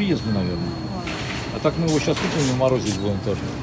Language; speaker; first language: Russian; native; Russian